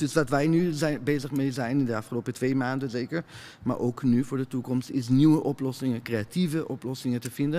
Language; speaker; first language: Dutch; non-native, fluent; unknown